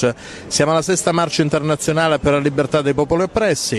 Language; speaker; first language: Italian; native; Italian